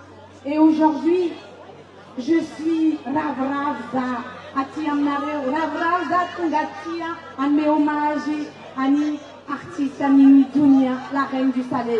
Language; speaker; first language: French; non-native, local second language; Malagasy